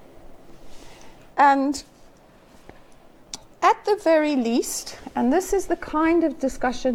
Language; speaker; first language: English; native; English